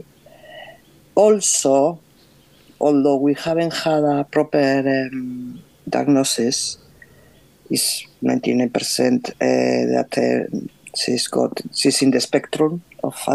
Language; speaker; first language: English; non-native, fluent; Spanish